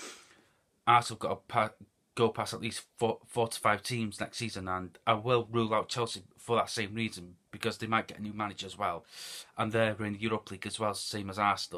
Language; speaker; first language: English; native; English